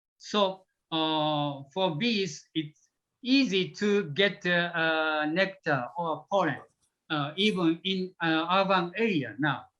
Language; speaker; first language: English; non-native, fluent; Japanese